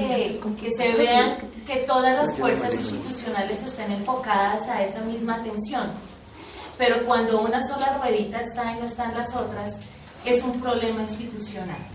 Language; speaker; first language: Spanish; native; Spanish